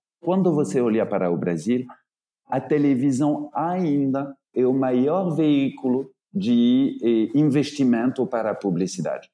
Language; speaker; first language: Portuguese; non-native, fluent; French